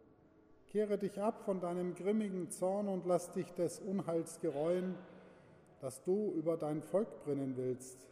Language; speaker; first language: German; native; German